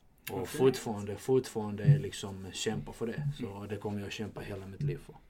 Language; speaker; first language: Swedish; non-native, fluent; Georgian